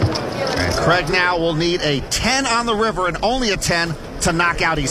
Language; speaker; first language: English; native; English